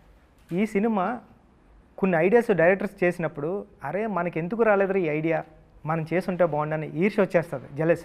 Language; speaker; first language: Telugu; native; Telugu